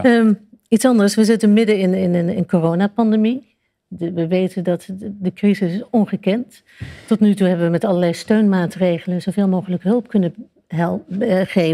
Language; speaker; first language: Dutch; native; Dutch